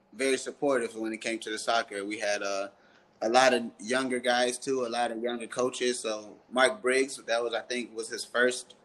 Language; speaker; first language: English; early bilingual, other home language; French